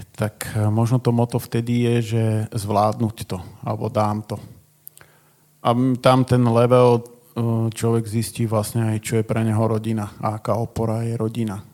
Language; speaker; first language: Slovak; native; Slovak